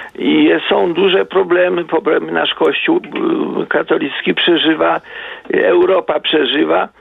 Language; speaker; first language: Polish; native; Polish